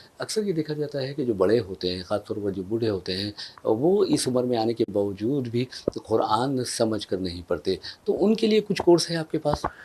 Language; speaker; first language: Urdu; native; Urdu